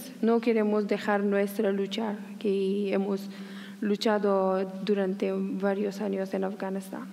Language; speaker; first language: Spanish; non-native, learner; Persian